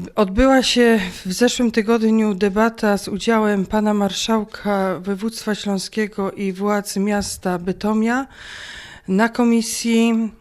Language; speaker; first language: Polish; native; Polish